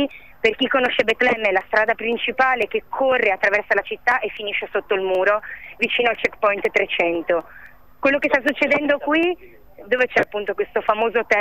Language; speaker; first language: Italian; native; Italian